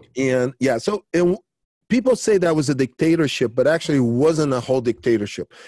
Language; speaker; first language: English; early bilingual, other home language; Portuguese